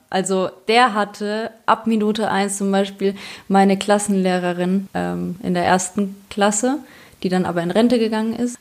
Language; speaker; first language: German; early bilingual, other home language; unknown